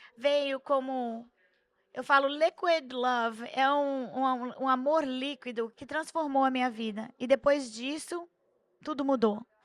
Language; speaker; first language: Portuguese; early bilingual, heritage; Portuguese